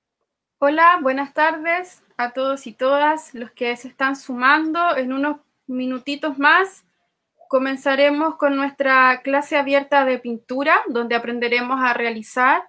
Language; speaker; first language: Spanish; native; Spanish